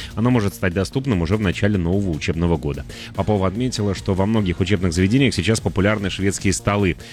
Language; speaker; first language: Russian; native; Russian